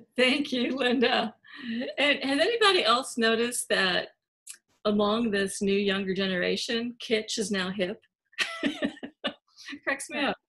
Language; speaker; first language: English; native; English